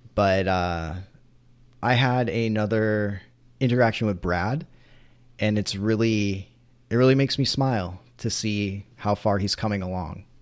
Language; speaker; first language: English; native; English